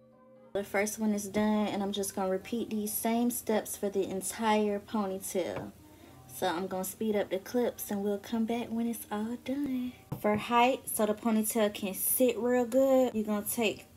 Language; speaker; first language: English; native; English